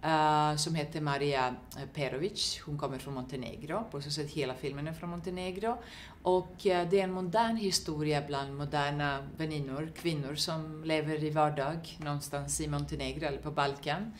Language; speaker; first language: Swedish; non-native, fluent; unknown